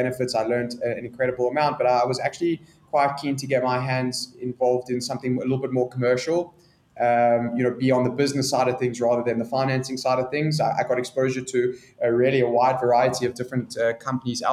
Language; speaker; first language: English; native; English